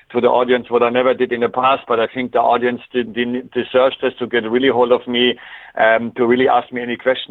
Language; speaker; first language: English; non-native, fluent; German